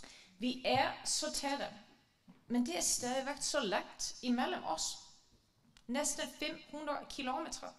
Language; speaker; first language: Danish; non-native, fluent; Icelandic